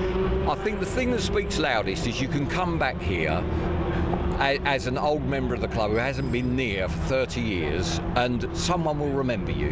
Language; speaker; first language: English; native; English